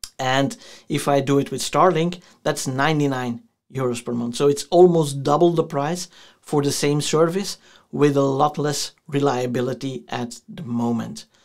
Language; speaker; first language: English; non-native, fluent; Dutch